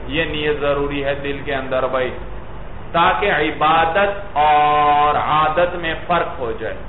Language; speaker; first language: Urdu; native; Urdu